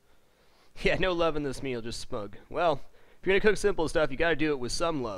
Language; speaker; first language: English; native; English